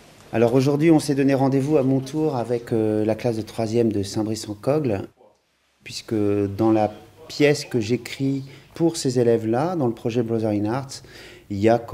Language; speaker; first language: French; native; French